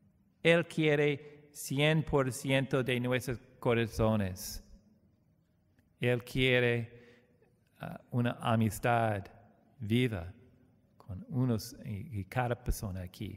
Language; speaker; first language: Spanish; non-native, learner; English